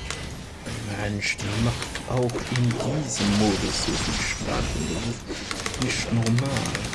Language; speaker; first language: German; non-native, local second language; Luxembourgish